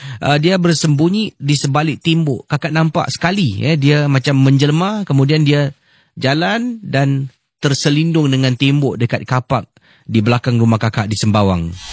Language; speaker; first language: Malay; native; Malay